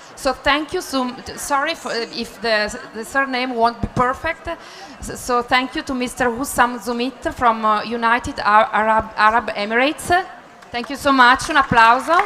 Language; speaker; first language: English; non-native, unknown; Italian